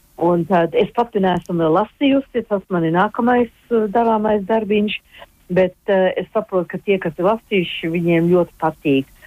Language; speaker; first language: Latvian; early bilingual, heritage; Latvian